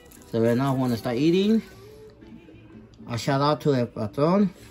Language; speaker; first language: English; early bilingual, other home language; Spanish